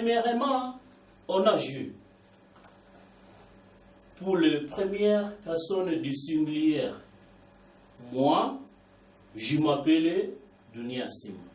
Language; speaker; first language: French; non-native, learner; Swahili